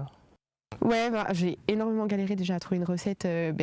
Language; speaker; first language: French; native; French